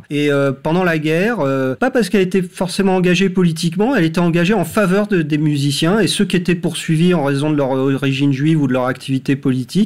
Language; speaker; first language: French; native; French